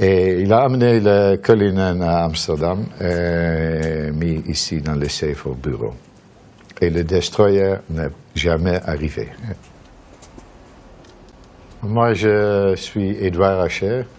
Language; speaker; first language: French; non-native, fluent; Dutch